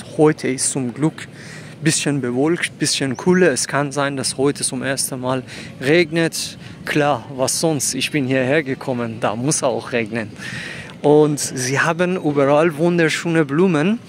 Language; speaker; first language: German; non-native, fluent; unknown